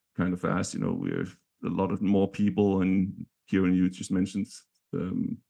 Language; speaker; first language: English; non-native, fluent; Danish